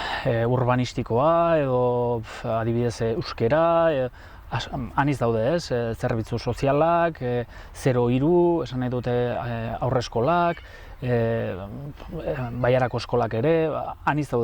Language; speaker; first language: Basque; native; Basque